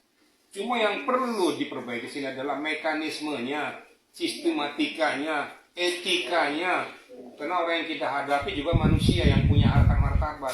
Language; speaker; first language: Indonesian; native; Indonesian